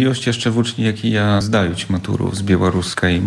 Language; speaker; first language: Polish; non-native, local second language; Belarusian